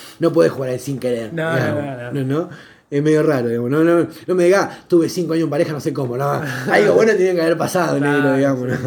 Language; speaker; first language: Spanish; native; Spanish